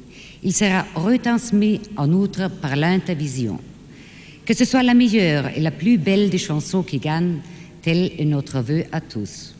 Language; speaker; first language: French; non-native, fluent; German